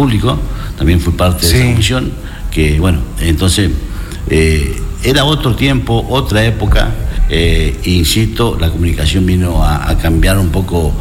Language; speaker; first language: Spanish; native; Spanish